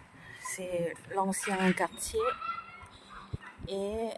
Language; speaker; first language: French; non-native, fluent; Thai